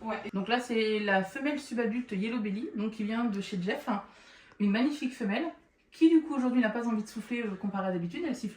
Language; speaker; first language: French; native; French